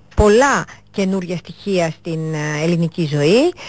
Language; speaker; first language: Greek; early bilingual, other home language; Turkish